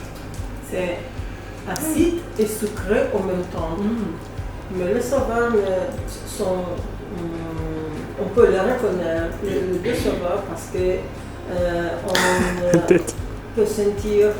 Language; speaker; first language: French; non-native, fluent; Italian